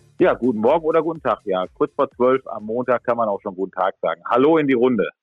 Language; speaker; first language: German; native; German